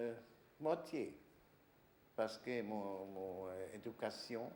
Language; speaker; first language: French; non-native, fluent; German